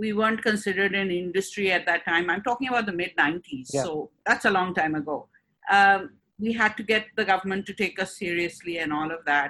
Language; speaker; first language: English; non-native, local second language; Urdu